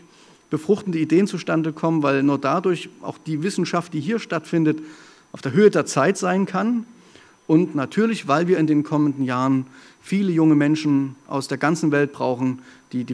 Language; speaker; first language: German; native; German